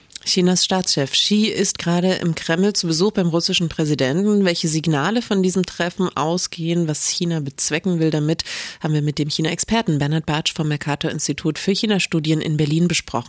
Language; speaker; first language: German; native; German